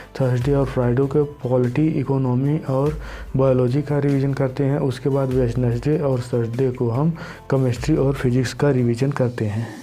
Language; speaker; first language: Hindi; native; Hindi